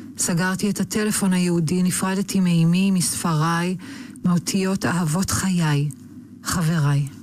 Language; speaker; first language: Hebrew; native; Hebrew